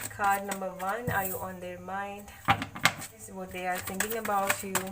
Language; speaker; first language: English; non-native, local second language; Malayalam